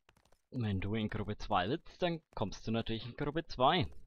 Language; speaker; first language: German; native; German